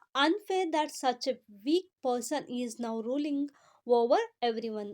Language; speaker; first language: English; non-native, local second language; Kannada